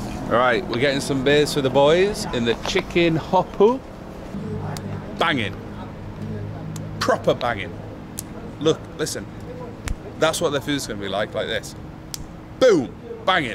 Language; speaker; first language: English; native; English